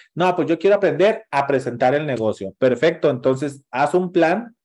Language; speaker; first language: Spanish; native; Spanish